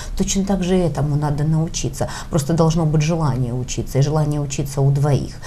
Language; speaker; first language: Russian; native; Russian